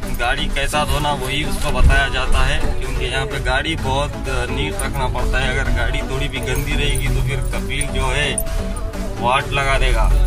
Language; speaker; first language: Urdu; native; Urdu